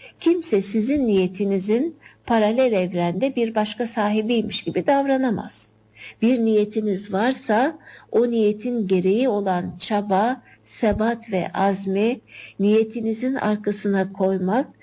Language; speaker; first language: Turkish; native; Turkish